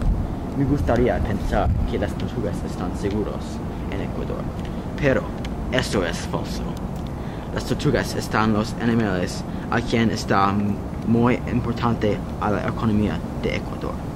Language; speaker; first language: Spanish; non-native, learner; English